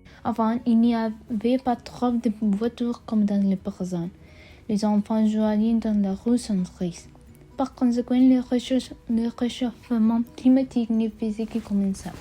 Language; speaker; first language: French; non-native, learner; Spanish